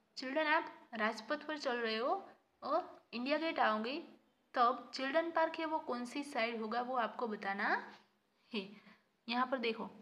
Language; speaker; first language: Hindi; non-native, local second language; Gujarati